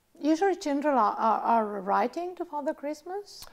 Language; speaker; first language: English; non-native, fluent; Romanian